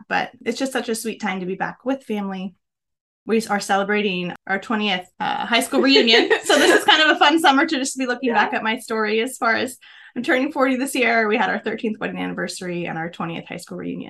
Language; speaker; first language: English; native; English